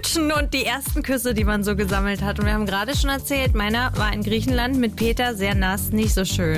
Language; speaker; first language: German; native; German